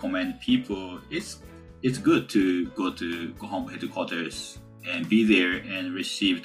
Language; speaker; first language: English; non-native, fluent; Japanese